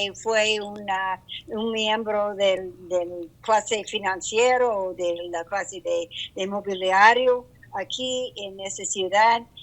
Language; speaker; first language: Spanish; non-native, learner; English